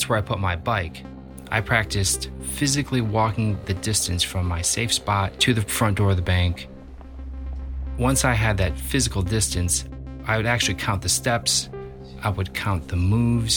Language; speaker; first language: English; native; English